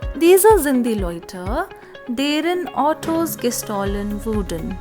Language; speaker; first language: German; non-native, fluent; Hindi